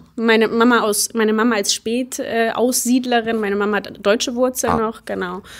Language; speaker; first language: German; early bilingual, other home language; Polish